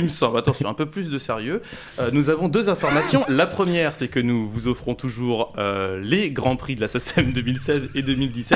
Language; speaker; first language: French; native; French